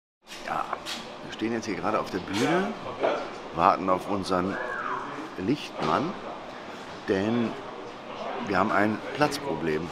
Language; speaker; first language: German; native; German